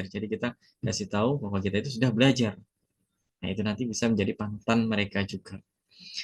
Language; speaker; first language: Indonesian; native; Indonesian